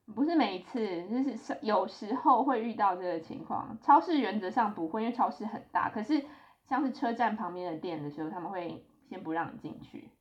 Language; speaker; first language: Chinese; native; Chinese